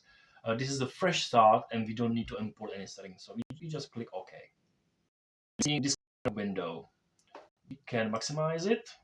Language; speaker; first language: English; non-native, fluent; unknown